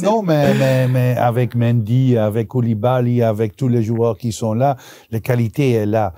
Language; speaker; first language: French; non-native, local second language; Dutch